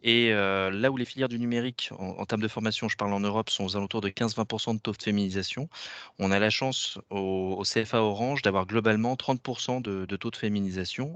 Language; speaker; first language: French; native; French